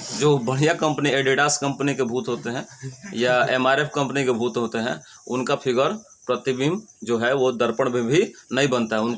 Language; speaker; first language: Hindi; native; Hindi